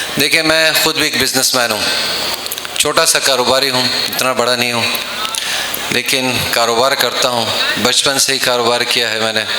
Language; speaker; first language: Urdu; non-native, local second language; Pashto